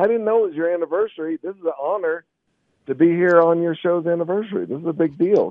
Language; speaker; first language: English; native; English